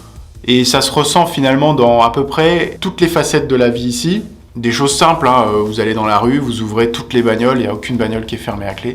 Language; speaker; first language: French; native; French